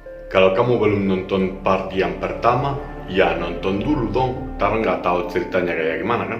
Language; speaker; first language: Indonesian; non-native, fluent; Spanish